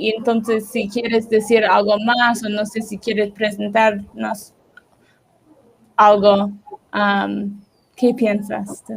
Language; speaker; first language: Spanish; non-native, learner; English